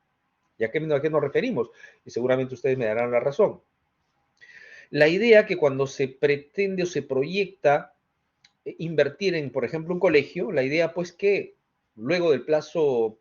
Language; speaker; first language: Spanish; native; Spanish